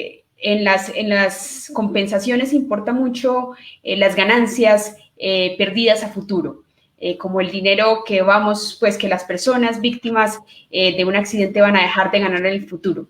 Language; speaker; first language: Spanish; native; Spanish